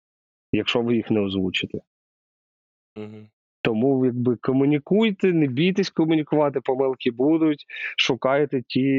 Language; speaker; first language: Ukrainian; native; Ukrainian